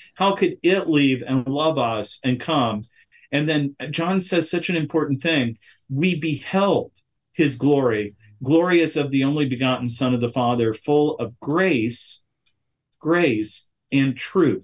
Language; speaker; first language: English; native; English